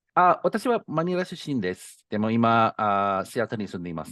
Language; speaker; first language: Japanese; non-native, learner; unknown